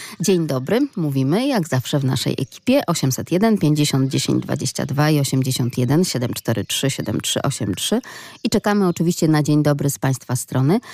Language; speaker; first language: Polish; native; Polish